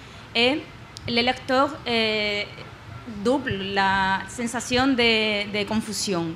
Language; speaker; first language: French; non-native, learner; Spanish